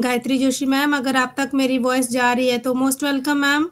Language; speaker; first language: Hindi; native; Hindi